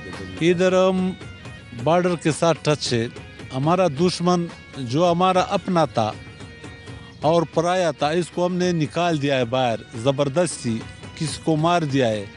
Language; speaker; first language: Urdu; non-native, local second language; Pashto